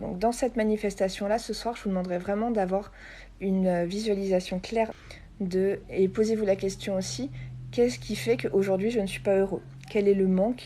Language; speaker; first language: French; native; French